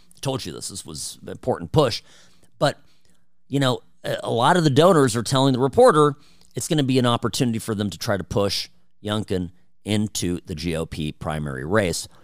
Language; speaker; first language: English; early bilingual, other home language; Czech